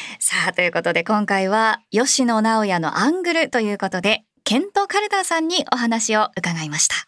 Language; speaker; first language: Japanese; native; Japanese